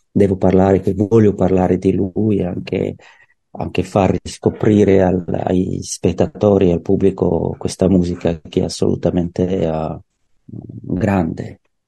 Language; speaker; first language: Italian; non-native, learner; Czech